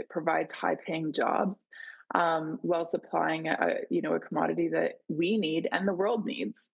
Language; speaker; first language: English; native; English